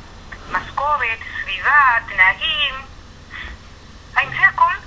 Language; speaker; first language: Hebrew; non-native, fluent; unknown